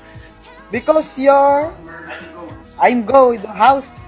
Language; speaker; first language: English; non-native, learner; Filipino